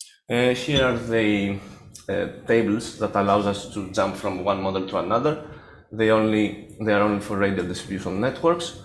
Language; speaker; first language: English; non-native, fluent; Greek